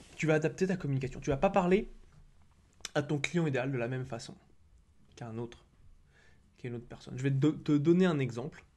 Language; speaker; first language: French; native; French